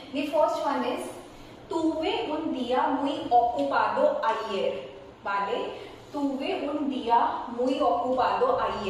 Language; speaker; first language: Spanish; non-native, fluent; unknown